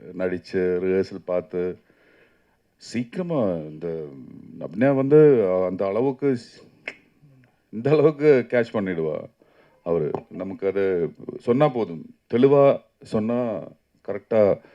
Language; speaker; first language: Tamil; non-native, learner; Malayalam